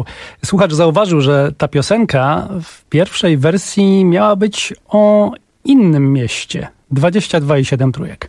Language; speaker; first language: Polish; native; Polish